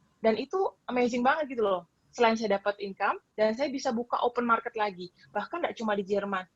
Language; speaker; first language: Indonesian; native; Indonesian